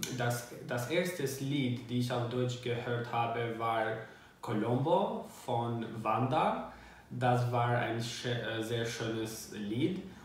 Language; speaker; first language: German; non-native, learner; Albanian